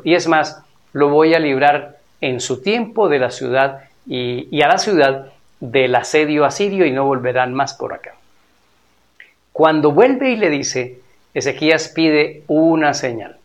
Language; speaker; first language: Spanish; native; Spanish